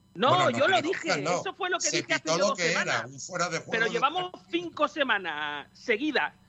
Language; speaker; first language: Spanish; native; Spanish